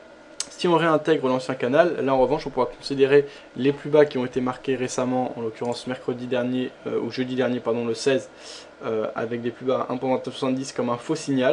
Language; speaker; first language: French; native; French